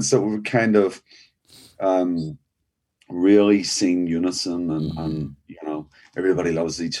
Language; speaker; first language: English; native; English